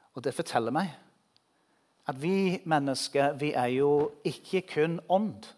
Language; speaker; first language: Norwegian; non-native, fluent; English